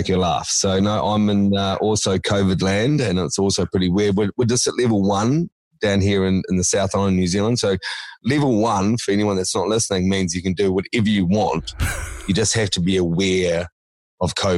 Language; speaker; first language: English; native; English